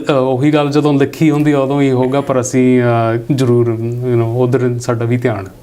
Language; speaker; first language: Punjabi; early bilingual, heritage; Punjabi